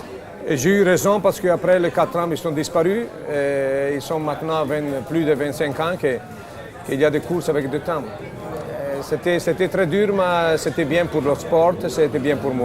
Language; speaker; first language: French; non-native, fluent; Italian